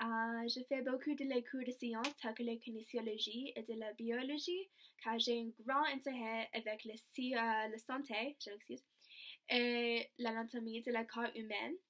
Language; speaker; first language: French; non-native, learner; English